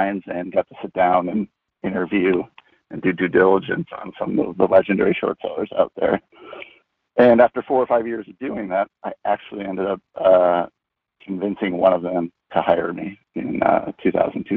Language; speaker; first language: English; native; English